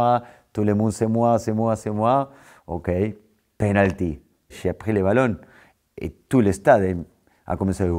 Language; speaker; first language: French; non-native, fluent; Spanish